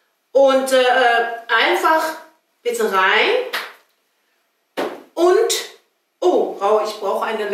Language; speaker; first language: German; non-native, fluent; Chinese